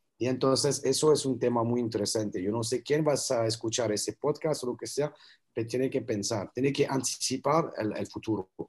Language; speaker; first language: Spanish; non-native, learner; French